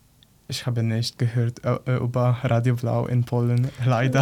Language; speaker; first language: German; non-native, learner; Polish